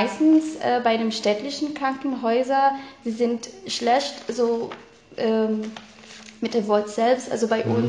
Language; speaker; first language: German; non-native, fluent; Filipino